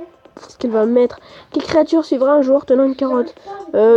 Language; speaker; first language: French; native; French